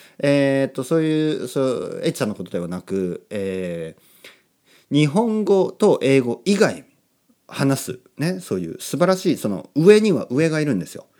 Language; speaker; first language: Japanese; native; Japanese